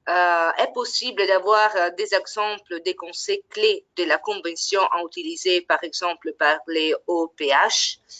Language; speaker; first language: French; non-native, fluent; Italian